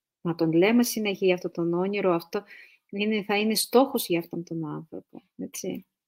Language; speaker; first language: Greek; non-native, fluent; Russian